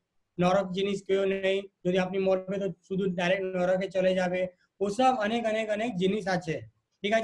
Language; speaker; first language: Bangla; non-native, local second language; Hindi